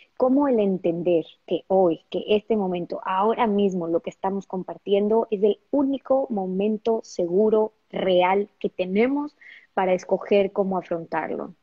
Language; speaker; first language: Spanish; native; Spanish